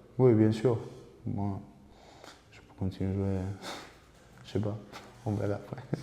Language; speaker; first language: French; non-native, learner; Spanish